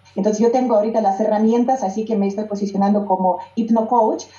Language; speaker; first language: Spanish; non-native, fluent; Russian